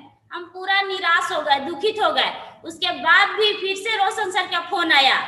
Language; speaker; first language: Hindi; non-native, local second language; Bhojpuri